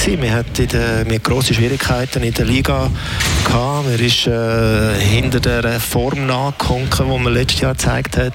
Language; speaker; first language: German; native; German